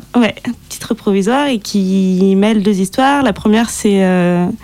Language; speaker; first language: French; native; French